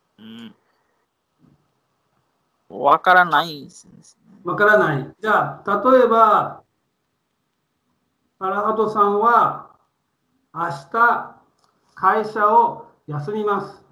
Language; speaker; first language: Japanese; non-native, fluent; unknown